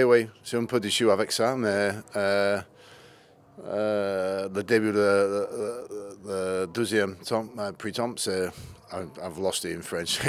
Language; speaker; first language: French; non-native, learner; English